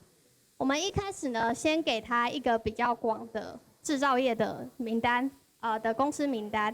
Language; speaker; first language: Chinese; native; Chinese